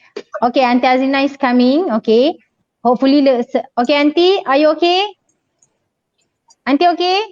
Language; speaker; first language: English; non-native, local second language; Malay